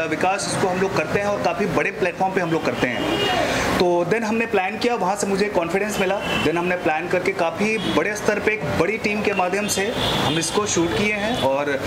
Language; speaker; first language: Hindi; native; Hindi